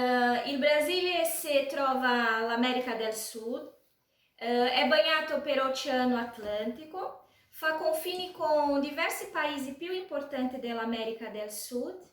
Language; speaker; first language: Italian; non-native, learner; Portuguese